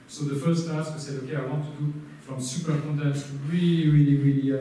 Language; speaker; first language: English; non-native, learner; French